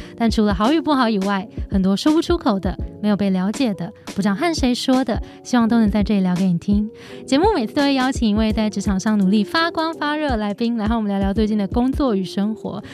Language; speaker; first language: Chinese; native; Chinese